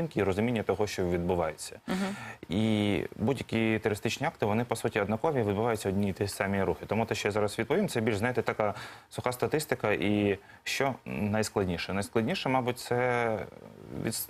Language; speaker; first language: Ukrainian; native; Ukrainian